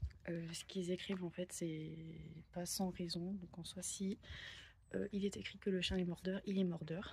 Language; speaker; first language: French; native; French